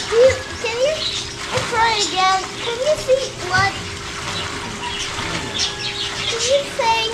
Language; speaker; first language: English; non-native, local second language; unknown